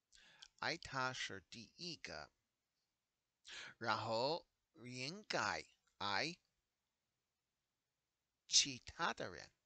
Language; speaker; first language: Chinese; non-native, learner; English